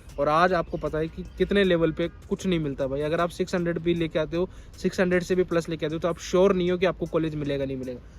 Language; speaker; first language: Hindi; native; Hindi